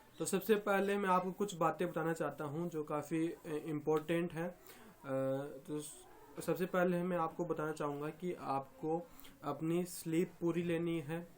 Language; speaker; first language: Hindi; native; Hindi